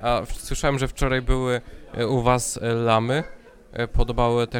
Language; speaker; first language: Polish; native; Polish